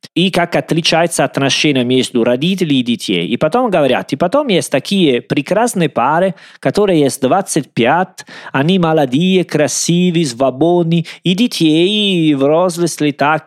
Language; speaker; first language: Russian; non-native, learner; Italian